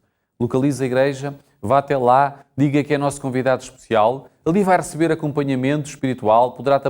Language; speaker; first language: Portuguese; native; Portuguese